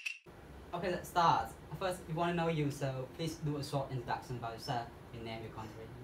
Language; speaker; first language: English; non-native, fluent; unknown